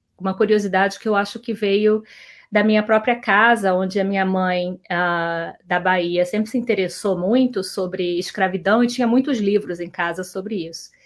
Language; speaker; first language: Portuguese; native; Portuguese